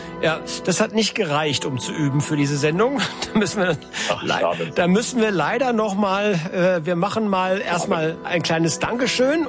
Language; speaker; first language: German; native; German